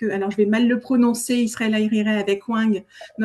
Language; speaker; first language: French; native; French